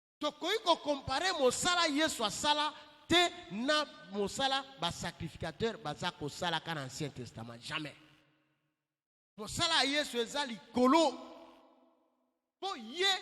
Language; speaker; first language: Lingala; non-native, local second language; Luba-Lulua